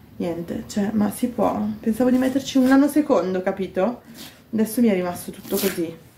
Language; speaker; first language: Italian; native; Italian